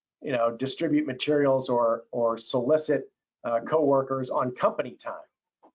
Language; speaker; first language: English; native; English